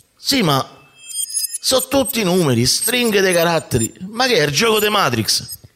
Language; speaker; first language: Italian; native; Italian